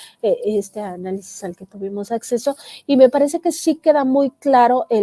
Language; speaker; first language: Spanish; native; Spanish